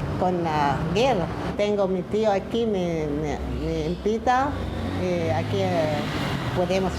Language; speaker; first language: Spanish; non-native, learner; Arabic